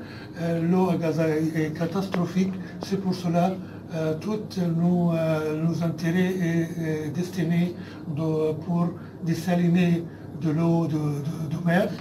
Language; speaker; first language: French; non-native, fluent; Arabic